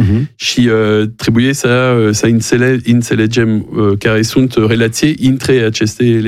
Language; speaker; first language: Romanian; non-native, learner; French